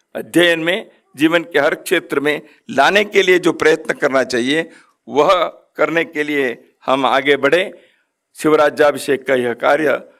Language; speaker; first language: Hindi; non-native, local second language; Kannada